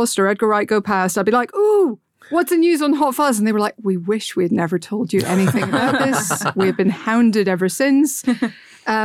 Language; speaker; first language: English; native; English